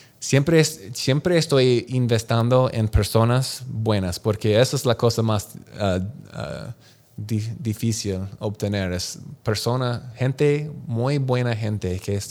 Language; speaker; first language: Spanish; non-native, learner; English